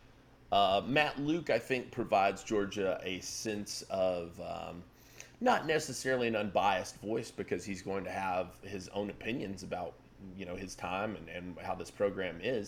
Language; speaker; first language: English; native; English